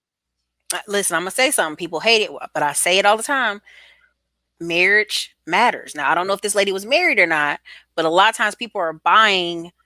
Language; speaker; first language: English; native; English